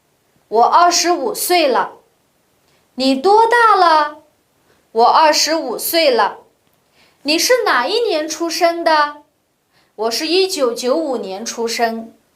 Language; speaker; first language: Chinese; non-native, local second language; Uyghur